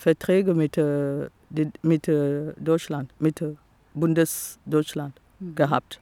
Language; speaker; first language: German; non-native, fluent; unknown